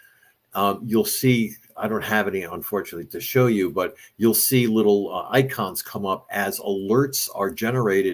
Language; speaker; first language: English; native; English